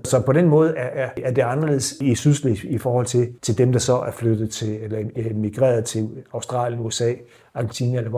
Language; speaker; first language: Danish; native; Danish